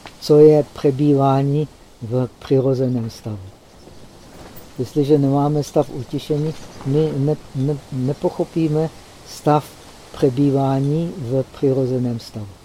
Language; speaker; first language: Czech; native; Czech